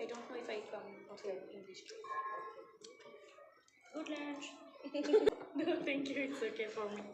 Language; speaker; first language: English; non-native, learner; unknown